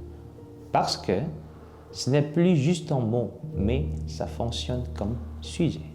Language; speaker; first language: French; non-native, fluent; Korean